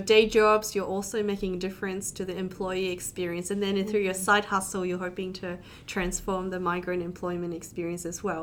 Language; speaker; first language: English; native; English